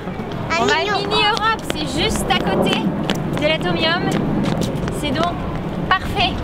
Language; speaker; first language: French; native; French